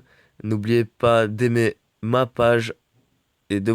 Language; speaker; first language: French; native; French